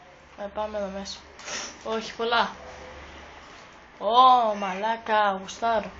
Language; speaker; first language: Greek; native; Greek